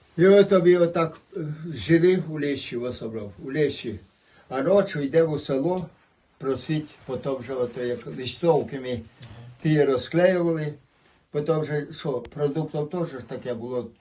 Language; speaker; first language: Ukrainian; native; Ukrainian